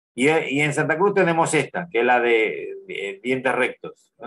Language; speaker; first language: Spanish; native; Spanish